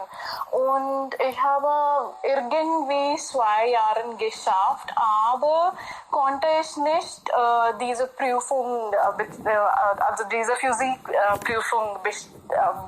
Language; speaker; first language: German; non-native, fluent; Hindi